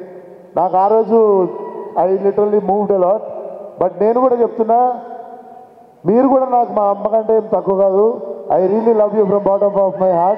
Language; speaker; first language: Telugu; native; Telugu